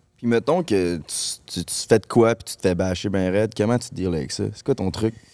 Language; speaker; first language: French; native; French